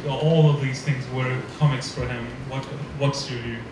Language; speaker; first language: English; non-native, fluent; Portuguese